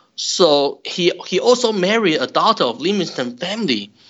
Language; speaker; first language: English; non-native, fluent; Chinese